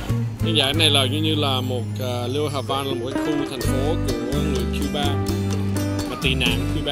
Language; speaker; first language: Vietnamese; early bilingual, heritage; Vietnamese